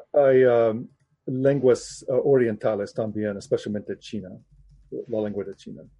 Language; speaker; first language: Spanish; non-native, learner; English